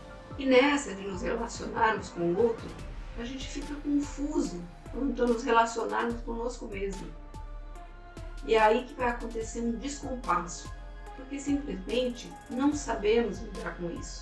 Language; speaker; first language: Portuguese; native; Portuguese